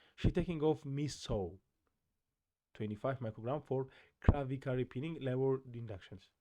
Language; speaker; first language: English; non-native, local second language; Amharic